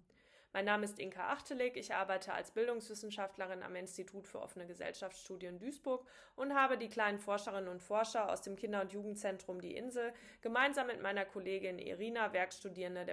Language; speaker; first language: German; native; German